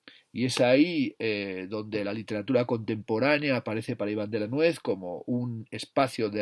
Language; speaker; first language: Spanish; native; Spanish